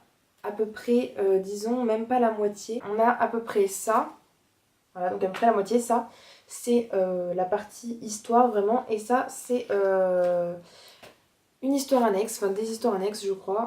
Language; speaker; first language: French; native; French